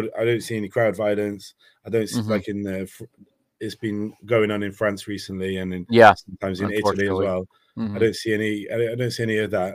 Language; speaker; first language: English; native; English